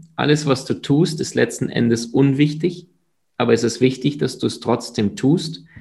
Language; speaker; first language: German; early bilingual, other home language; Russian